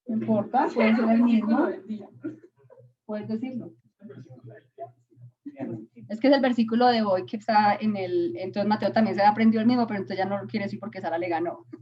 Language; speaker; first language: Spanish; native; Spanish